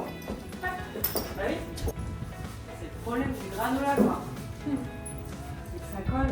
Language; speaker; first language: French; native; French